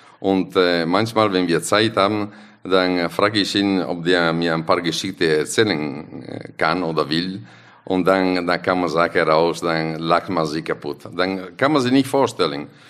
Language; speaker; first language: German; non-native, fluent; Italian